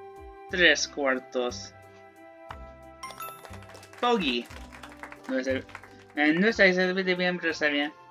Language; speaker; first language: Spanish; non-native, learner; English